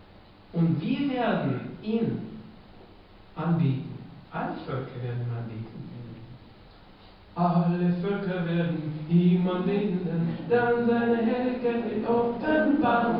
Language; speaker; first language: German; non-native, fluent; Russian